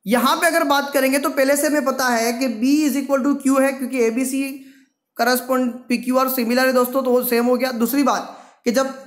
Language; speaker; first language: Hindi; non-native, local second language; Gujarati